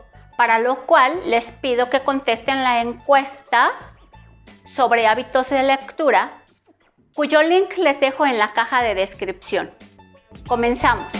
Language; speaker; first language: Spanish; native; Spanish